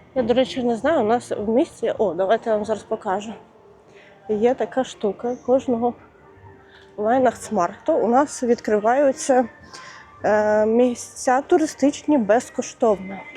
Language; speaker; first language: Ukrainian; non-native, local second language; Russian